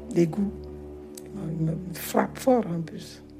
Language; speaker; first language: French; non-native, fluent; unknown